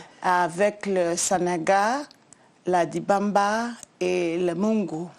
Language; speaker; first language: French; non-native, learner; English